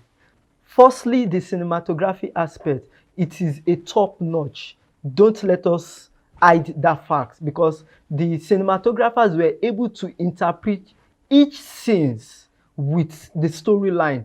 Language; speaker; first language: English; non-native, local second language; Yoruba